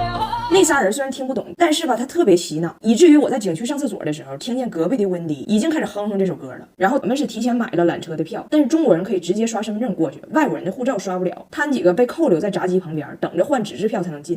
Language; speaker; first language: Chinese; native; Chinese